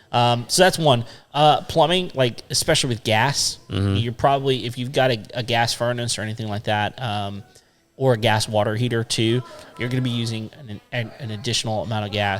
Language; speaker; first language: English; native; English